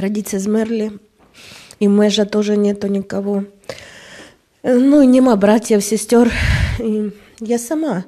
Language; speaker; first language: Polish; non-native, learner; Russian